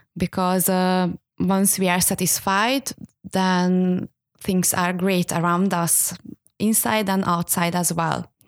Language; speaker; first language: English; non-native, fluent; Hungarian